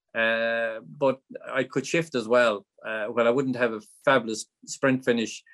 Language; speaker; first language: English; native; English